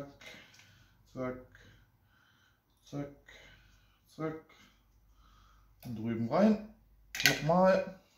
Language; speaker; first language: German; native; German